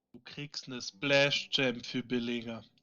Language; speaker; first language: German; native; German